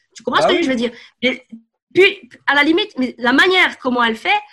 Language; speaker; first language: French; native; French